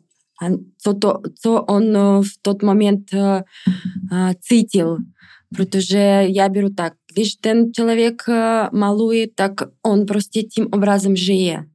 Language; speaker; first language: Czech; non-native, fluent; Russian